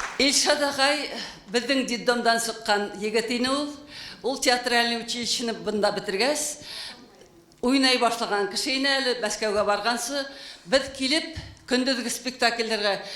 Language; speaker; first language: Tatar; non-native, local second language; Bashkir